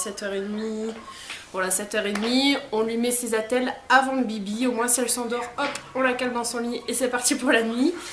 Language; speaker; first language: French; native; French